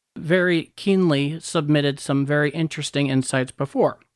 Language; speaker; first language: English; native; English